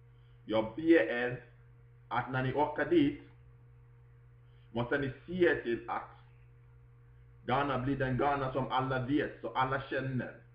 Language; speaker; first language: Swedish; non-native, fluent; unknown